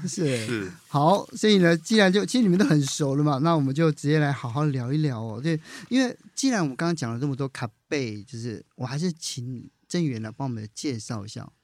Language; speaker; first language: Chinese; native; Chinese